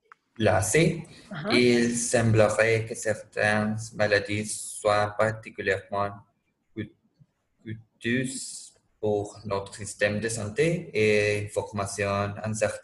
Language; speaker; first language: French; non-native, fluent; Spanish